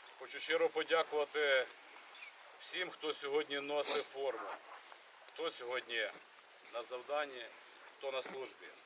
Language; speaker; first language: Ukrainian; native; Ukrainian